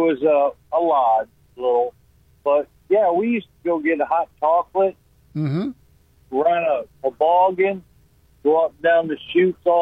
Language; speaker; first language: English; native; English